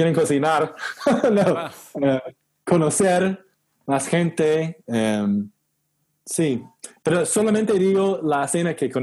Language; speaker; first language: Spanish; non-native, learner; English